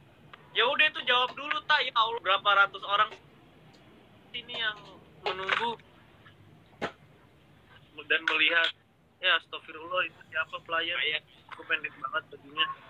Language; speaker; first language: Indonesian; native; Indonesian